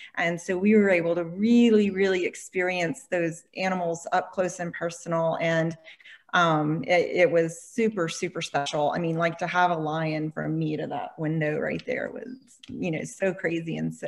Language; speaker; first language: English; native; English